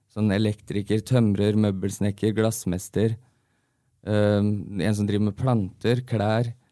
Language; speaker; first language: Norwegian; early bilingual, heritage; Norwegian